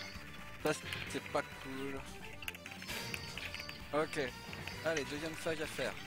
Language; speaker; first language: French; native; French